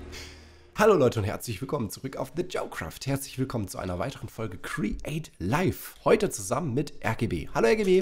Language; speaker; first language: German; native; German